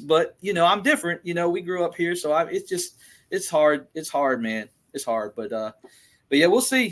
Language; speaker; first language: English; native; English